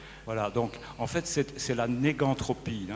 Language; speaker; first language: French; native; French